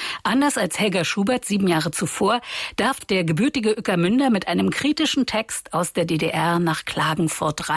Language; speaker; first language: German; native; German